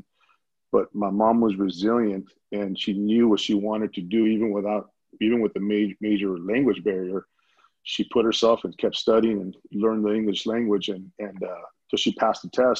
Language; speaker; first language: English; native; English